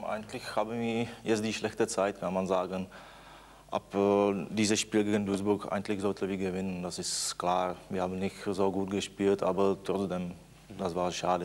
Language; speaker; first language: German; non-native, fluent; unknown